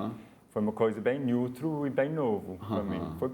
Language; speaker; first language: Portuguese; non-native, fluent; English